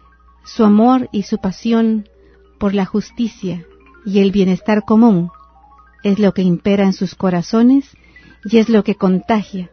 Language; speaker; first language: Spanish; native; Spanish